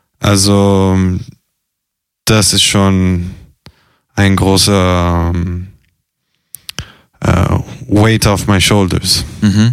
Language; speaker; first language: German; non-native, fluent; Italian